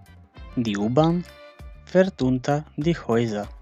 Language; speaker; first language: German; non-native, fluent; Macedonian